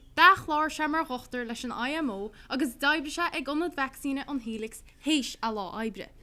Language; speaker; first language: Irish; native; Irish